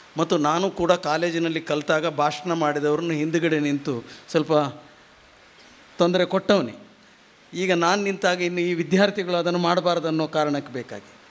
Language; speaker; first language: Kannada; non-native, local second language; Konkani